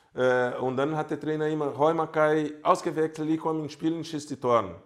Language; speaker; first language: German; non-native, fluent; Portuguese